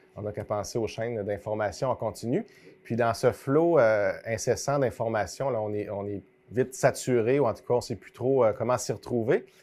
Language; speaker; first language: French; native; French